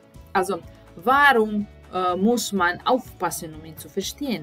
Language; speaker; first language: German; non-native, fluent; Serbian